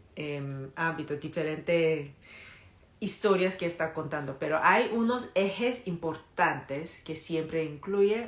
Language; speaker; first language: Spanish; non-native, fluent; Korean